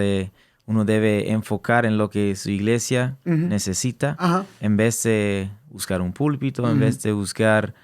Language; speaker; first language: Spanish; early bilingual, heritage; English